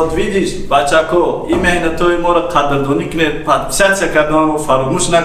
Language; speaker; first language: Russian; non-native, learner; Tajik